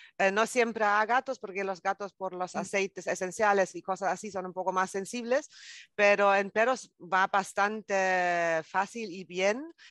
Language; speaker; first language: Spanish; non-native, fluent; German